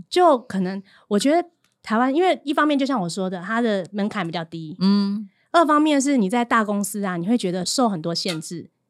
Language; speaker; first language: Chinese; native; Chinese